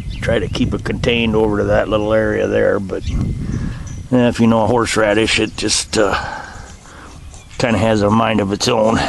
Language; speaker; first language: English; native; English